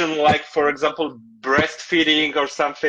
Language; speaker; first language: English; non-native, learner; Polish